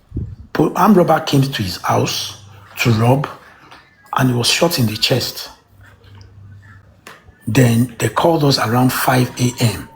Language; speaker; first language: English; non-native, local second language; Yoruba